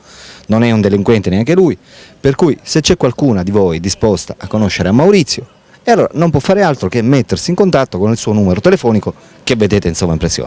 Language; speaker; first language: Italian; native; Italian